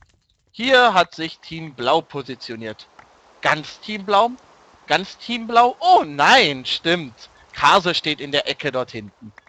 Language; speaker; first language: German; native; German